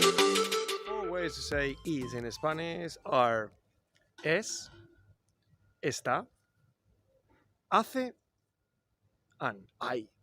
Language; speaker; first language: Spanish; non-native, fluent; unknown